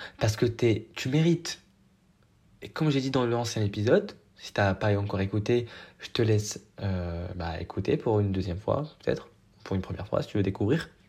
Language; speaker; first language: French; non-native, local second language; Arabic